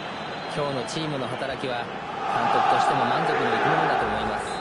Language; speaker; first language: Japanese; native; Japanese